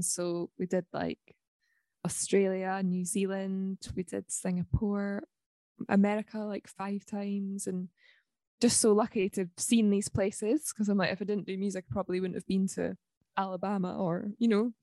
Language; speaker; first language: English; native; English